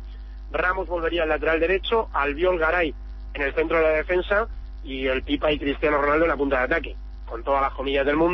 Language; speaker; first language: Spanish; native; Spanish